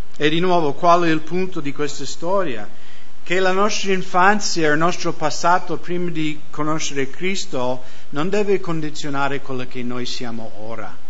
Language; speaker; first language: Italian; non-native, fluent; English